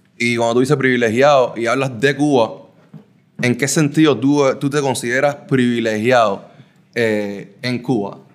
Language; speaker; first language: Spanish; early bilingual, heritage; Spanish